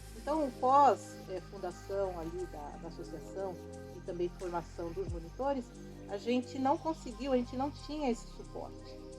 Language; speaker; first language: Portuguese; native; Portuguese